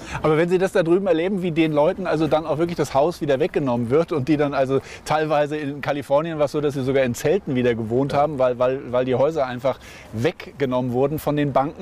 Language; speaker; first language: German; native; German